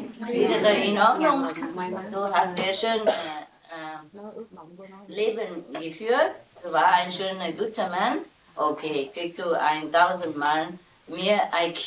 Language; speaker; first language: German; non-native, learner; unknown